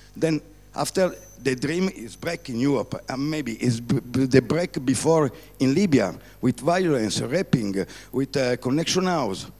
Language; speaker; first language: English; non-native, learner; Italian